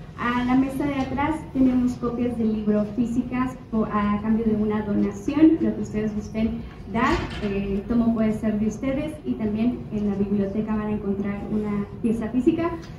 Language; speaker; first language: Spanish; native; Spanish